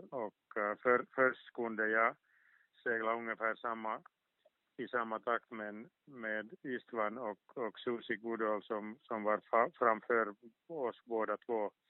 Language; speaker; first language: Swedish; non-native, local second language; Finnish